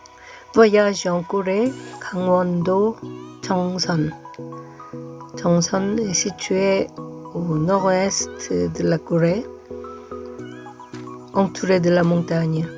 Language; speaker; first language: French; non-native, fluent; Korean